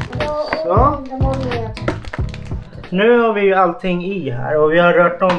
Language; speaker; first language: Swedish; native; Swedish